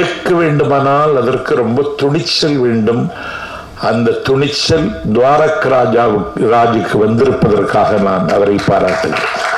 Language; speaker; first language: Tamil; native; Tamil